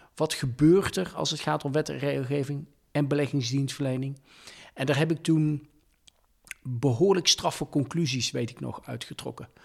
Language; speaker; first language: Dutch; native; Dutch